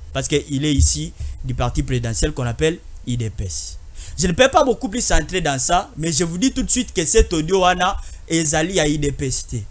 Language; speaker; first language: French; non-native, local second language; Lingala